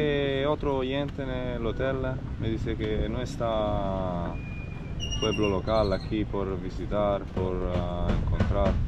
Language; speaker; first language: Spanish; non-native, learner; Italian